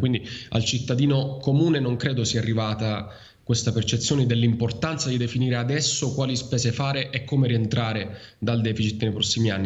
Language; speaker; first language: Italian; native; Italian